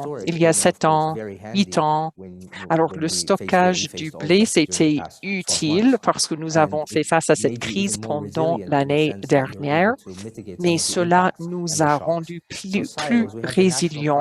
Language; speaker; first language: French; non-native, fluent; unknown